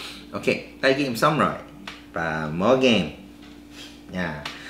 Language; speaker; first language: Vietnamese; non-native, learner; Korean